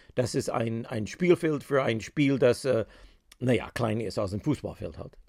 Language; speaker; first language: German; non-native, fluent; English